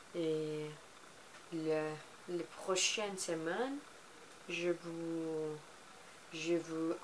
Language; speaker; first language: French; non-native, learner; Portuguese